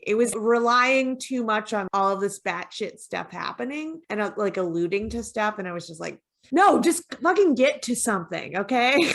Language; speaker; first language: English; native; English